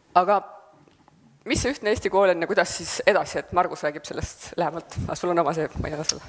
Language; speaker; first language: Estonian; native; Estonian